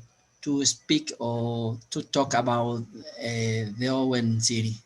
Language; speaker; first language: English; non-native, learner; Spanish